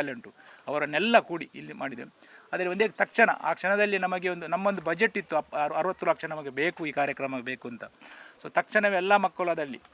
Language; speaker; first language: Kannada; native; Kannada